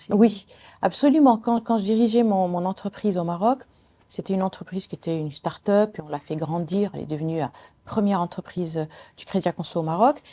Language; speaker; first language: French; non-native, local second language; Arabic